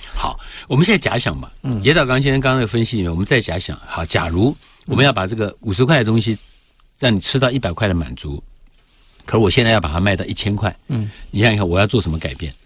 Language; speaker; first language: Chinese; native; Chinese